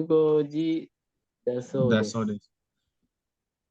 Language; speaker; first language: Japanese; non-native, learner; Indonesian